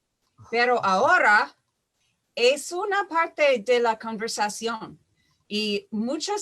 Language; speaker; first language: Spanish; non-native, fluent; English